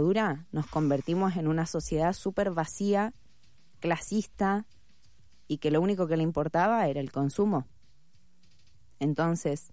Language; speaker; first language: Spanish; native; Spanish